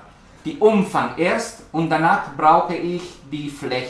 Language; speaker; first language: German; non-native, learner; Spanish